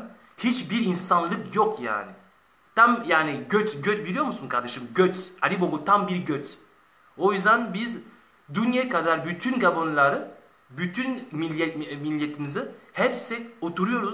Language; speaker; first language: Turkish; non-native, learner; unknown